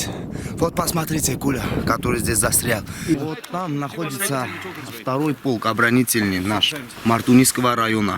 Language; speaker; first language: Russian; non-native, local second language; Armenian